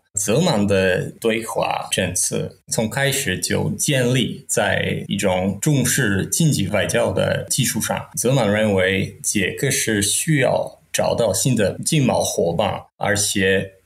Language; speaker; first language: Chinese; non-native, fluent; Czech